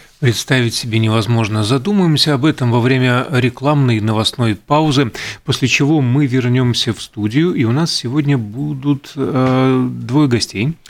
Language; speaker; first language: Russian; native; Russian